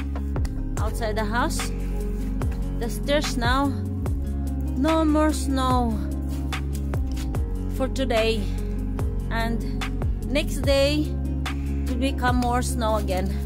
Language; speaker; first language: English; non-native, learner; Filipino